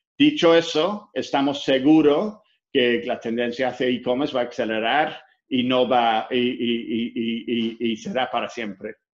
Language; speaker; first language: Spanish; non-native, fluent; English